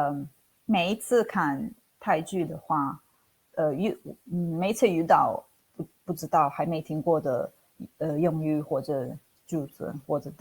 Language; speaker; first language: Chinese; non-native, fluent; Italian